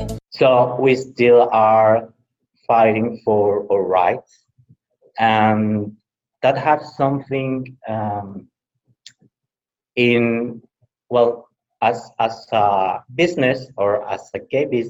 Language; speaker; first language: English; non-native, fluent; Spanish